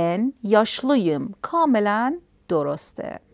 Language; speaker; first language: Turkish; non-native, fluent; Persian